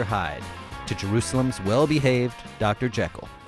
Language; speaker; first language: English; native; English